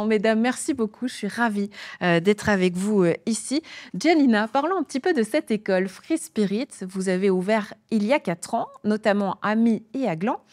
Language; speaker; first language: French; native; French